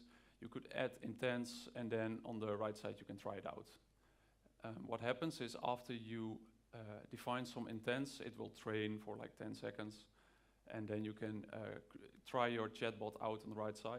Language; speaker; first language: English; non-native, fluent; Dutch